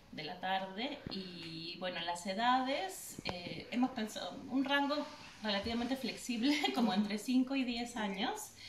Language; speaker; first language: Spanish; native; Spanish